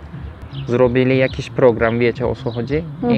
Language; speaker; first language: Polish; non-native, learner; Turkish